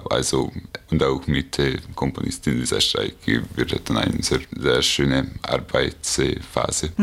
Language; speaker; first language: German; non-native, fluent; Hungarian